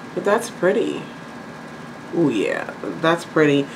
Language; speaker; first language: English; native; English